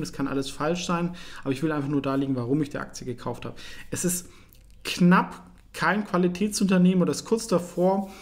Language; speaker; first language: German; native; German